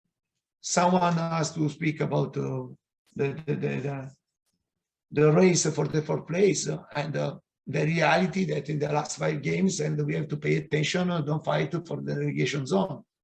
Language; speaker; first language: English; non-native, fluent; Italian